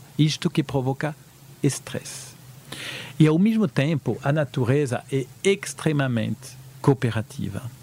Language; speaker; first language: Portuguese; early bilingual, heritage; Portuguese